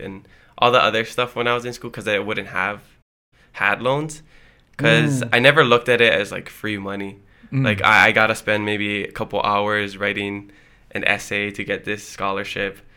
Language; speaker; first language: English; early bilingual, other home language; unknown